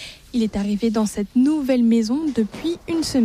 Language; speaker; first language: French; native; French